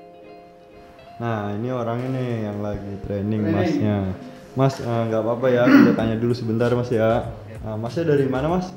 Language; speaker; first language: Indonesian; native; Indonesian